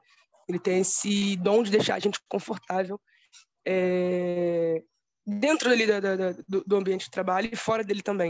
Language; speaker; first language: Portuguese; native; Portuguese